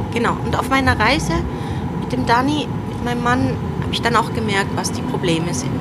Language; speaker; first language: German; early bilingual, other home language; Turoyo